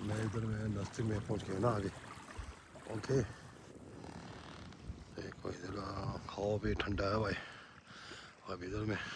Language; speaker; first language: Hindi; non-native, local second language; Tibetan